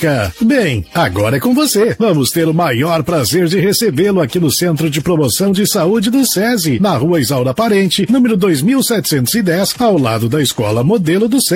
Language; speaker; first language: Portuguese; native; Portuguese